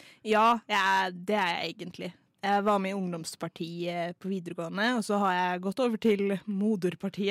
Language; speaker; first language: Norwegian; native; Norwegian